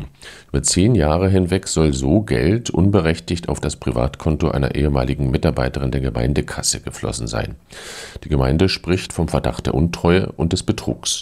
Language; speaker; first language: German; native; German